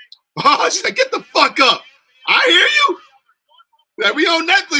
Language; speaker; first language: English; native; English